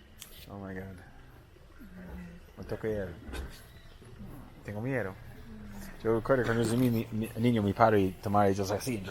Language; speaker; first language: Spanish; non-native, learner; English